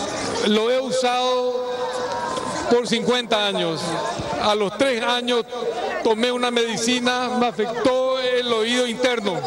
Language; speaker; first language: Spanish; native; Spanish